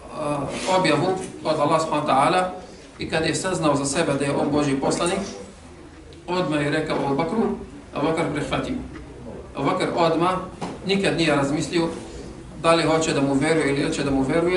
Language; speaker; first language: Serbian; non-native, fluent; Arabic